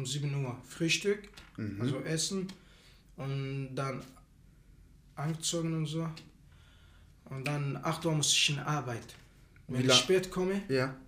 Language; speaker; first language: German; non-native, learner; Arabic